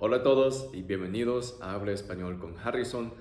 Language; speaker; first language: Spanish; non-native, fluent; English